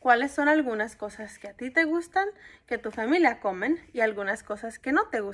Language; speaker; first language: Spanish; early bilingual, heritage; Spanish